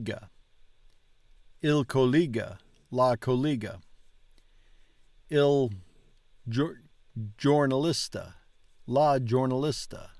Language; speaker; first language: Italian; non-native, learner; English